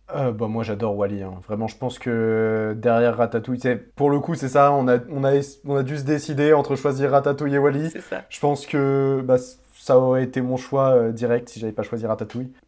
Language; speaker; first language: French; native; French